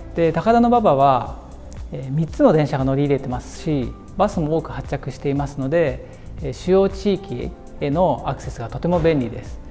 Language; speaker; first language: Japanese; native; Japanese